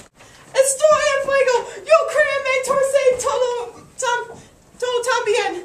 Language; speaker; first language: Spanish; non-native, learner; English